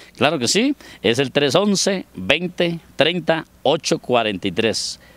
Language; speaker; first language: Spanish; native; Spanish